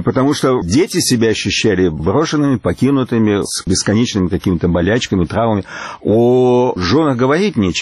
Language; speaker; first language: Russian; native; Russian